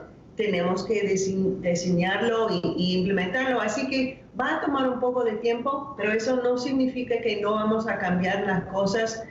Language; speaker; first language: Spanish; non-native, fluent; English